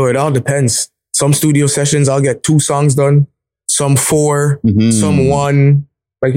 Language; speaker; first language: English; native; English